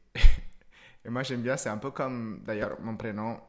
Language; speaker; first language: French; non-native, fluent; Spanish